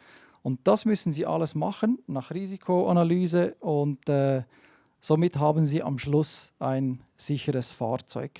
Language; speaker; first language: German; native; German